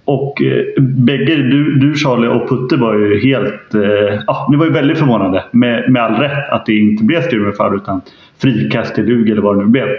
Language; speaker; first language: Swedish; native; Swedish